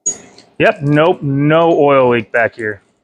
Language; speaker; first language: English; native; English